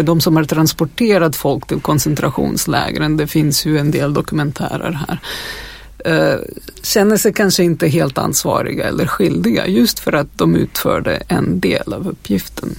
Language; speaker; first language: Swedish; non-native, fluent; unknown